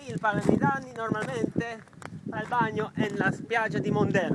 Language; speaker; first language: Italian; non-native, learner; Czech